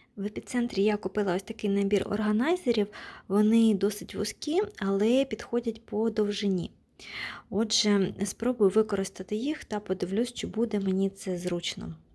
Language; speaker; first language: Ukrainian; non-native, local second language; Russian